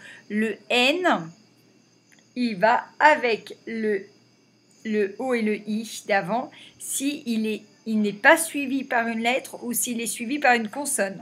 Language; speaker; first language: French; native; French